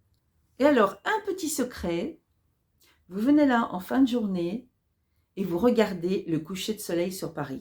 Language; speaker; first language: French; native; French